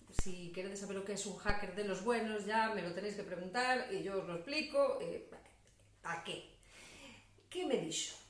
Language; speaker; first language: Spanish; non-native, local second language; Galician